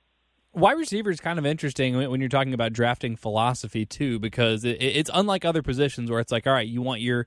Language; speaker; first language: English; native; English